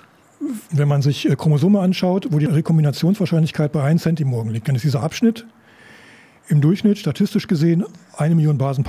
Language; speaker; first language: German; native; German